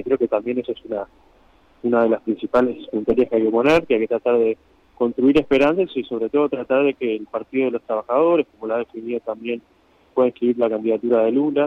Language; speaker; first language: Spanish; native; Spanish